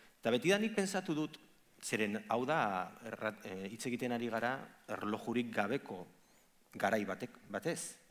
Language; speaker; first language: Basque; non-native, local second language; Spanish